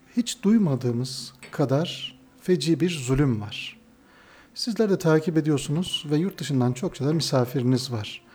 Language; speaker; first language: Turkish; native; Turkish